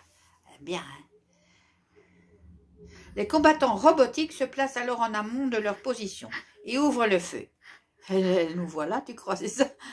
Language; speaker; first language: French; native; French